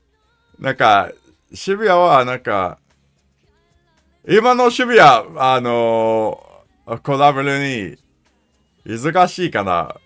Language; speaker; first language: Japanese; non-native, learner; English